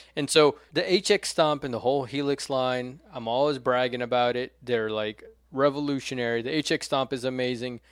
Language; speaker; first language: English; non-native, fluent; Portuguese